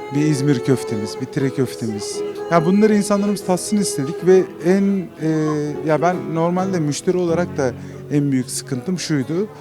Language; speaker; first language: Turkish; native; Turkish